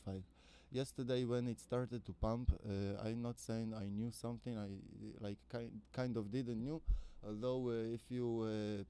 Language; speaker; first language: English; non-native, fluent; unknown